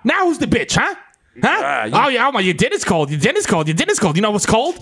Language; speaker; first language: English; early bilingual, other home language; Spanish